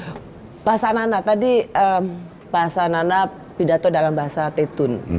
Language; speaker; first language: Indonesian; native; Indonesian